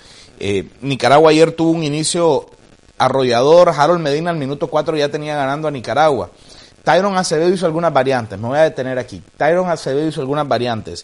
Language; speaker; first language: Spanish; native; Spanish